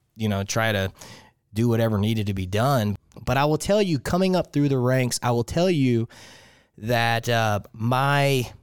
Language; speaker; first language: English; native; English